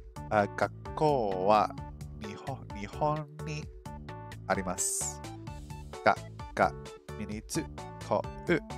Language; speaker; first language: Japanese; non-native, learner; English